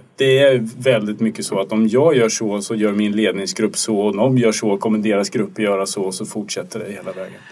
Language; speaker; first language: Swedish; native; Swedish